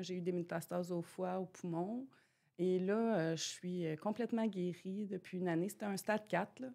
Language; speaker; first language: French; native; French